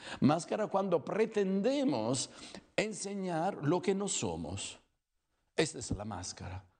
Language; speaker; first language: Spanish; non-native, fluent; Italian